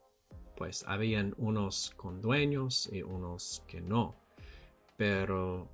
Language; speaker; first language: Spanish; non-native, learner; English